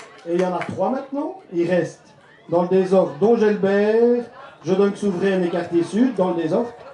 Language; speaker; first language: French; native; French